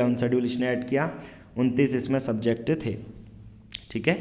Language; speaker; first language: Hindi; native; Hindi